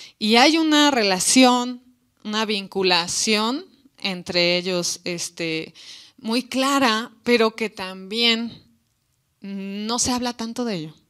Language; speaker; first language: Spanish; native; Spanish